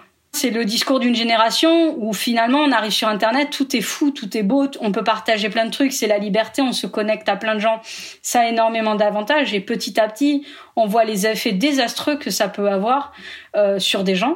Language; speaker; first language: French; native; French